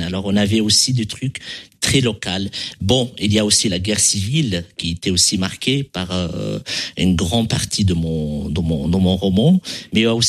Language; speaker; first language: French; non-native, local second language; Arabic